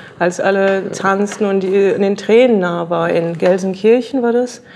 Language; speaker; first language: German; native; German